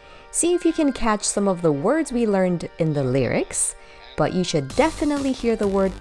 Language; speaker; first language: English; early bilingual, other home language; Korean